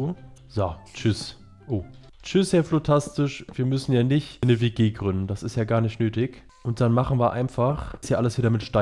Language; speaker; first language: German; native; German